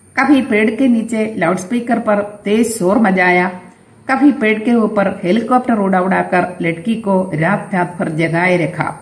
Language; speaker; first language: Hindi; non-native, local second language; Malayalam